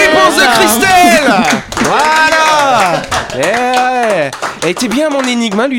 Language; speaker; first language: French; native; French